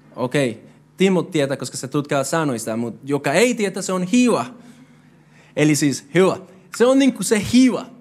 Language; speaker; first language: Finnish; non-native, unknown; Spanish